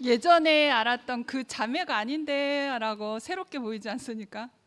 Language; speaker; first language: Korean; native; Korean